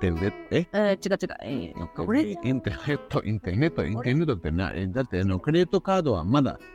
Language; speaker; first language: Japanese; non-native, learner; Spanish